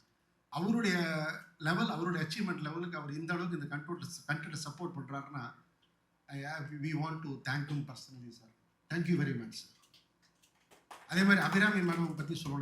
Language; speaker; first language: Tamil; native; Tamil